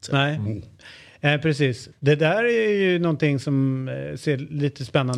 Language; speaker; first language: Swedish; native; Swedish